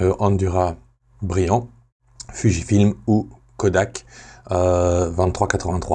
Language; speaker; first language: French; native; French